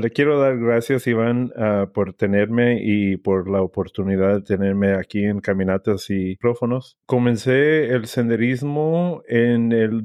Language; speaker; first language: Spanish; early bilingual, heritage; English